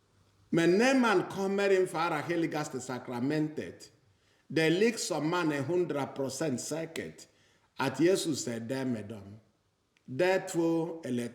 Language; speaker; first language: Swedish; non-native, fluent; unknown